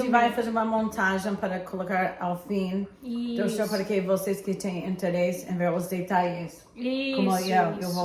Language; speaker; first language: Portuguese; non-native, fluent; English